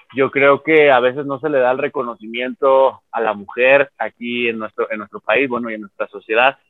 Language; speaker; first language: Spanish; native; Spanish